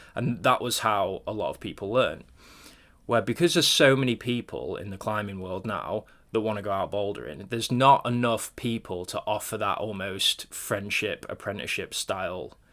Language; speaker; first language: English; native; English